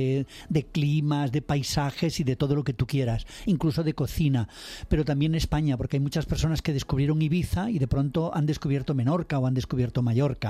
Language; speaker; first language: Spanish; native; Spanish